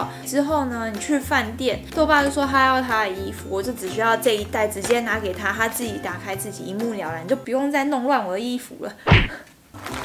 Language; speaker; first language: Chinese; native; Chinese